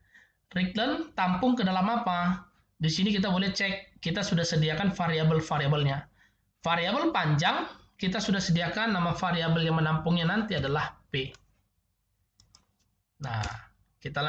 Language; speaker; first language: Indonesian; native; Indonesian